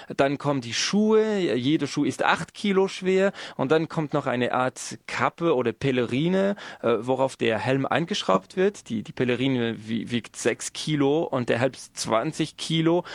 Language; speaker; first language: German; non-native, local second language; French